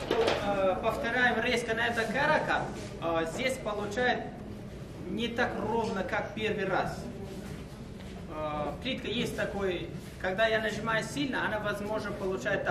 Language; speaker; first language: Russian; non-native, learner; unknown